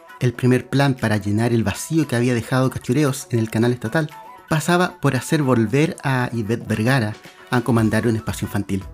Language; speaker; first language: Spanish; native; Spanish